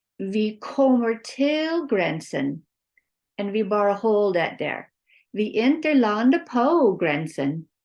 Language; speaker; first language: Swedish; non-native, learner; English